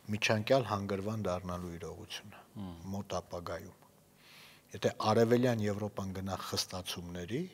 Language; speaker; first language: Armenian; native; Armenian